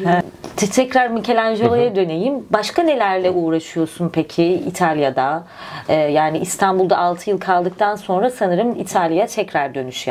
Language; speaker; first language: Turkish; native; Turkish